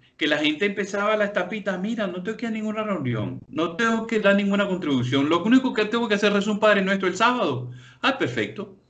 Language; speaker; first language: Spanish; native; Spanish